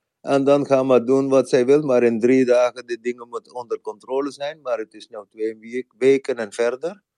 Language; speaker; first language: Dutch; non-native, learner; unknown